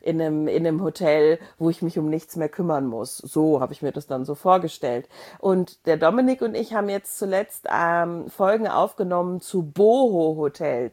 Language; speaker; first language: German; native; German